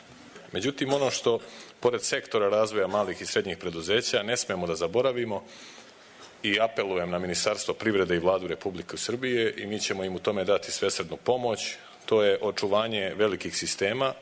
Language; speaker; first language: Serbian; native; Serbian